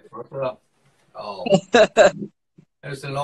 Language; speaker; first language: English; non-native, learner; Korean